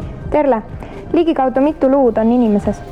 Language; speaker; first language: Estonian; native; Estonian